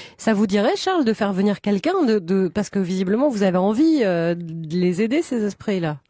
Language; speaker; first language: French; native; French